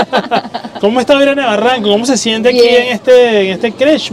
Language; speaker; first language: Spanish; native; Spanish